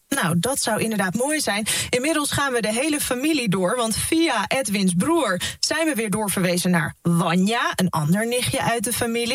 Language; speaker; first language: Dutch; native; Dutch